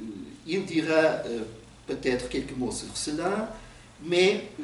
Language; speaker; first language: French; non-native, fluent; Portuguese